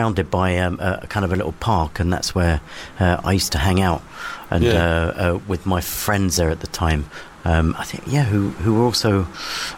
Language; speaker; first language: English; native; English